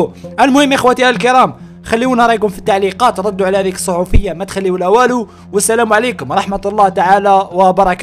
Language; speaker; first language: Arabic; native; Arabic